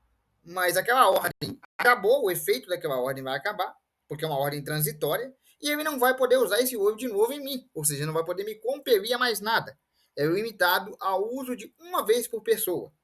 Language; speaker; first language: Portuguese; native; Portuguese